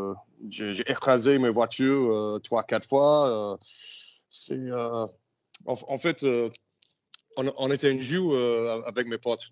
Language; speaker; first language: French; non-native, learner; English